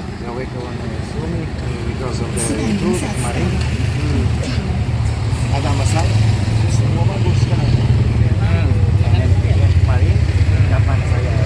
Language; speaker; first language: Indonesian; non-native, learner; English